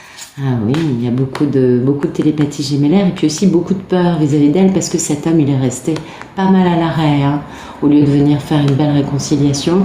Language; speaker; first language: French; native; French